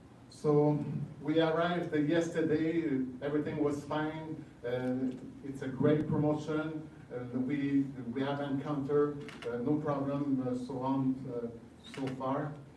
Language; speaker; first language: English; non-native, fluent; French